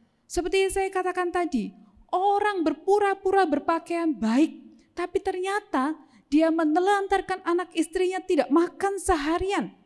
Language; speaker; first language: Indonesian; native; Indonesian